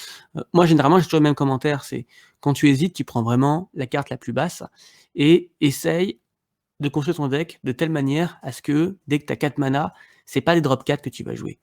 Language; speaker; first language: French; native; French